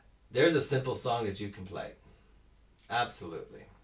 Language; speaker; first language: English; native; English